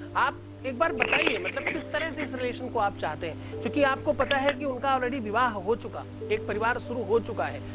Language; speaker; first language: Hindi; native; Hindi